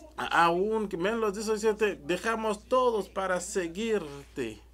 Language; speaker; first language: Spanish; non-native, learner; French